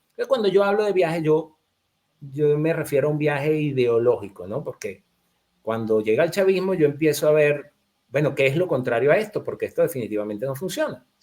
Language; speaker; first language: Spanish; native; Spanish